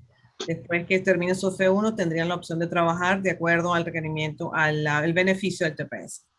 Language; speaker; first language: Spanish; native; Spanish